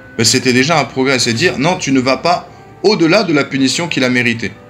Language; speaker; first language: French; native; French